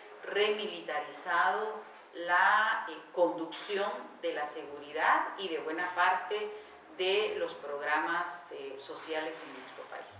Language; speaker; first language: Spanish; native; Spanish